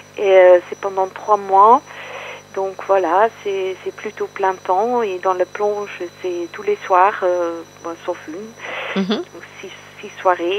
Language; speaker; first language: French; non-native, fluent; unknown